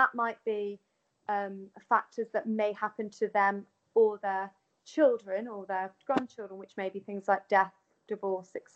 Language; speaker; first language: English; native; English